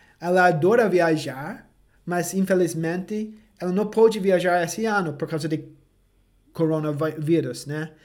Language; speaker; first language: Portuguese; non-native, fluent; English